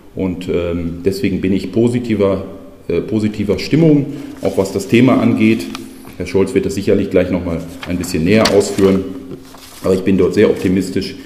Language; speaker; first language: German; native; German